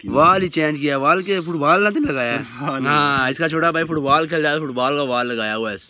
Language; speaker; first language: Urdu; non-native, local second language; Punjabi